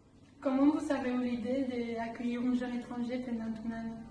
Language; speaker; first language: French; non-native, fluent; Spanish